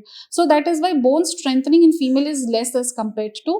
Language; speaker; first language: English; non-native, local second language; Hindi